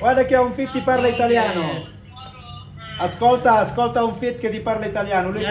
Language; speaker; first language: Italian; non-native, fluent; Indonesian